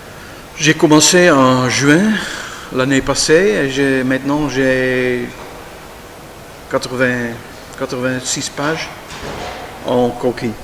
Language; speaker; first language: French; non-native, learner; Dutch